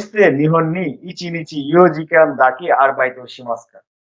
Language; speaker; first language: Japanese; non-native, fluent; Bangla